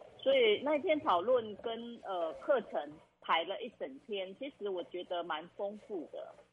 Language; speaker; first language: Chinese; non-native, fluent; Khmer